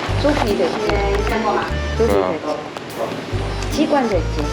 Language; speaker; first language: Chinese; non-native, fluent; Korean